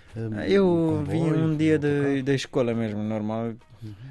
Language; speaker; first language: Portuguese; non-native, fluent; Persian